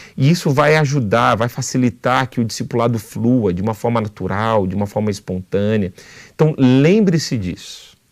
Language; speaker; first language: Portuguese; native; Portuguese